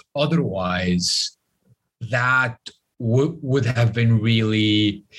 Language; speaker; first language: English; non-native, fluent; Arabic